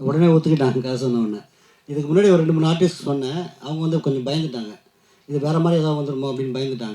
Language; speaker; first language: Tamil; native; Tamil